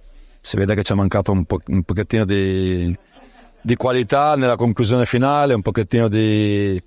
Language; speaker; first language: Italian; native; Italian